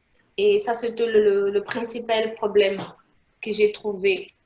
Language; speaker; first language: French; non-native, local second language; Portuguese